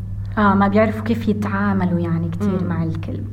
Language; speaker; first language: Arabic; native; Arabic